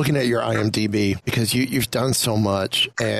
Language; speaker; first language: English; native; English